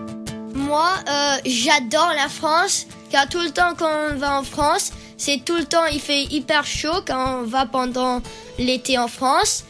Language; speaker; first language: French; early bilingual, heritage; French